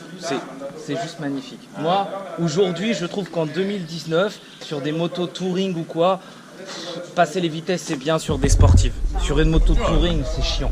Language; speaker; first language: French; native; French